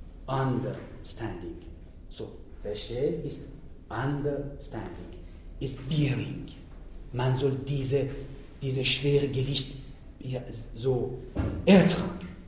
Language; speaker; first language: German; non-native, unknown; Persian